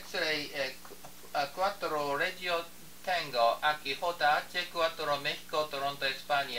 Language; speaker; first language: Spanish; non-native, learner; Japanese